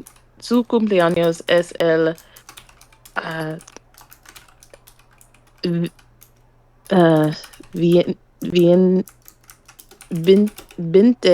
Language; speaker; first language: Spanish; non-native, learner; English